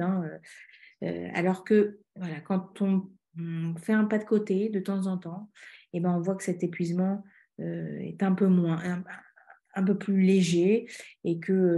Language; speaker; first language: French; native; French